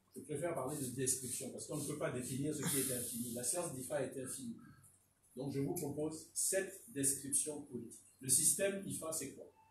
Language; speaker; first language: French; non-native, local second language; Fon